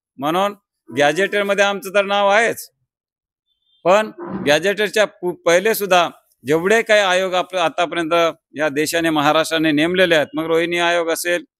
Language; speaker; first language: Marathi; non-native, local second language; Lambadi